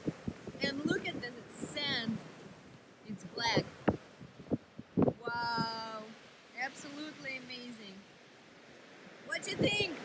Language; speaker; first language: English; non-native, learner; Russian